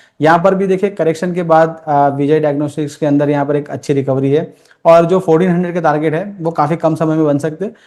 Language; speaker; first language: Hindi; non-native, local second language; Gujarati